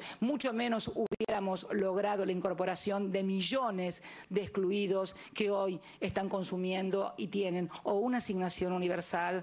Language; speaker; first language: Spanish; native; Spanish